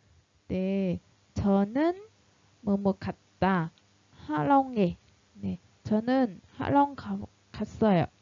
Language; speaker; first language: Korean; non-native, fluent; Vietnamese